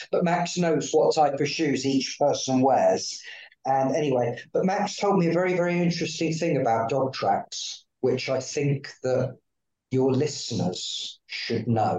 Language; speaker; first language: English; native; English